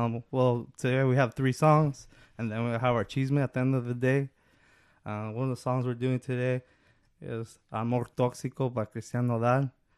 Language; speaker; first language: English; early bilingual, other home language; Spanish